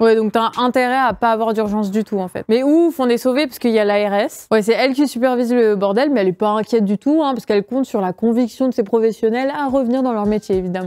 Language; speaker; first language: French; native; French